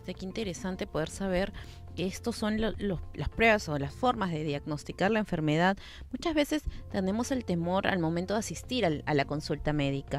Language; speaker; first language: Spanish; native; Spanish